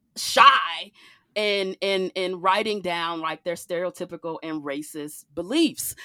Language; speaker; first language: English; native; English